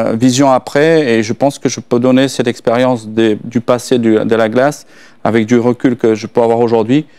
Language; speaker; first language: French; non-native, fluent; Slovak